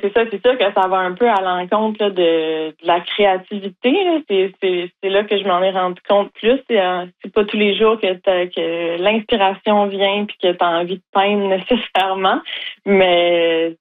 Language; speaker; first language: French; native; French